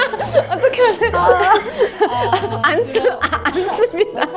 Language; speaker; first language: Korean; non-native, fluent; Chinese